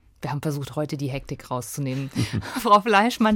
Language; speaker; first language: German; native; German